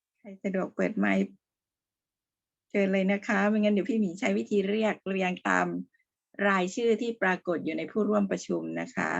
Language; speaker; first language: Thai; native; Thai